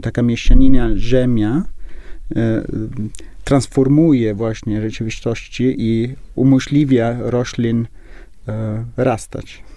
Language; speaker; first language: Polish; non-native, learner; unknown